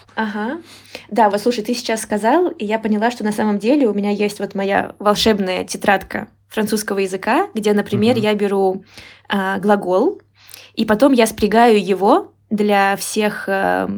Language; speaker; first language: Russian; native; Russian